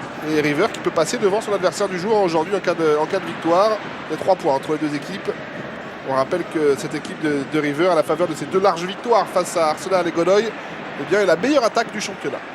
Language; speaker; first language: French; native; French